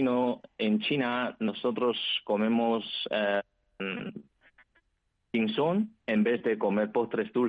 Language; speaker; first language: Spanish; non-native, fluent; Chinese